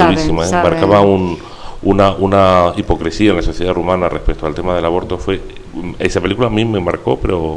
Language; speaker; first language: Spanish; native; Spanish